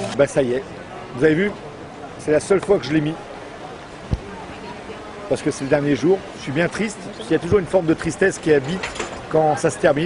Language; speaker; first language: French; native; French